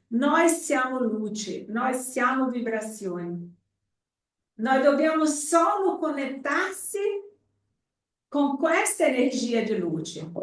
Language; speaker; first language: Italian; non-native, fluent; Portuguese